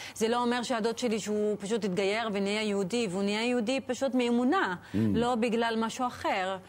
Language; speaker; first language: Hebrew; non-native, local second language; Arabic